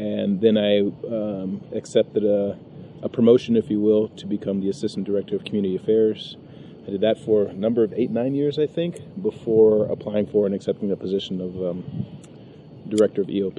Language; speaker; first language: English; native; English